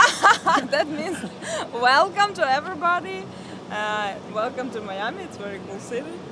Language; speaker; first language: English; non-native, learner; Khmer